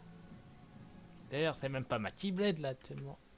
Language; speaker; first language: French; native; French